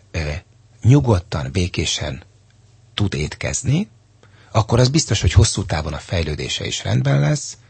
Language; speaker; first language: Hungarian; native; Hungarian